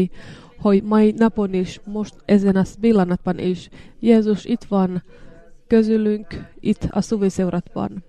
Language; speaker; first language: Hungarian; non-native, learner; Finnish